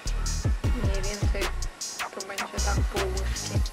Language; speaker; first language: Polish; non-native, fluent; Ukrainian